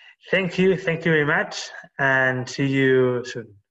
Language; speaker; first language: English; non-native, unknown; Spanish